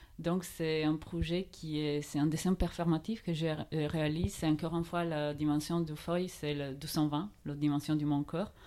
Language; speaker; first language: French; non-native, fluent; Bulgarian